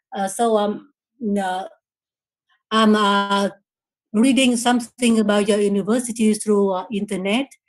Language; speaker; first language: English; non-native, learner; Vietnamese